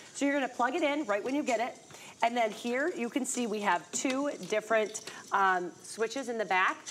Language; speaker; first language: English; native; English